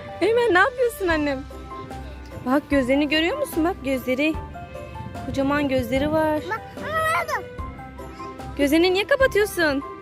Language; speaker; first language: Turkish; native; Turkish